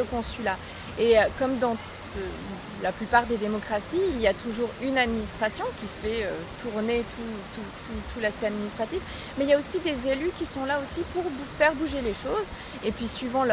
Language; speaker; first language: French; native; French